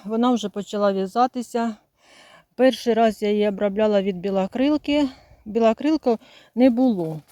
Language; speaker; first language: Ukrainian; native; Ukrainian